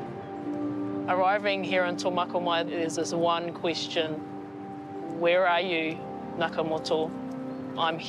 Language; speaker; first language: English; native; English